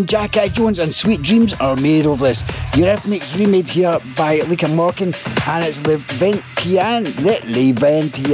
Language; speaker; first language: English; native; English